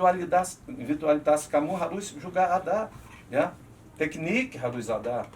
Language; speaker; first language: Indonesian; non-native, fluent; Portuguese